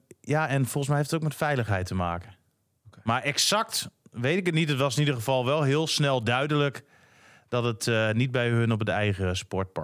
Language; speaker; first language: Dutch; native; Dutch